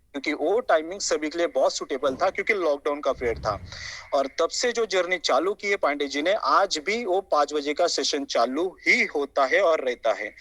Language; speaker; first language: Hindi; non-native, local second language; Marathi